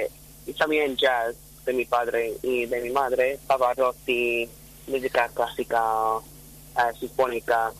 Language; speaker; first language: Spanish; non-native, fluent; English